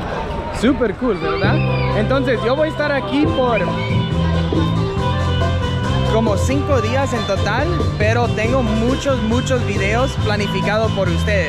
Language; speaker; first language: Spanish; non-native, fluent; English